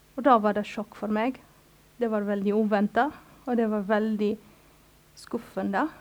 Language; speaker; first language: Norwegian; non-native, fluent; Arabic